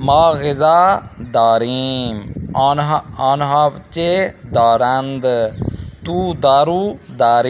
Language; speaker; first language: Persian; non-native, learner; Urdu